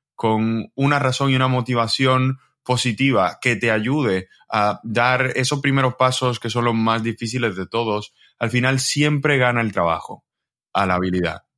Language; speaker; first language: Spanish; native; Spanish